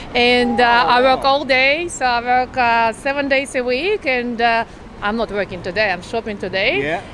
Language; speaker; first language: English; non-native, fluent; Russian